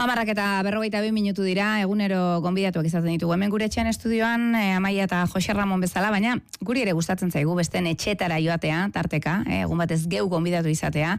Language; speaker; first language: Basque; native; Basque